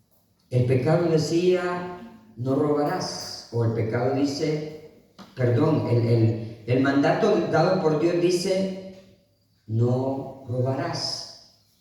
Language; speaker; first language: Spanish; native; Spanish